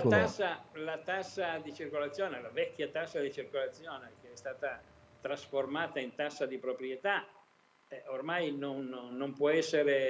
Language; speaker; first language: Italian; native; Italian